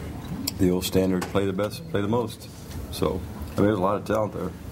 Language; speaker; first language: English; native; English